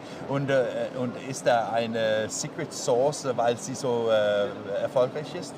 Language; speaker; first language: German; non-native, learner; Danish